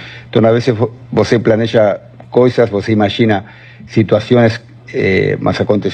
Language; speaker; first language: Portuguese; non-native, learner; Spanish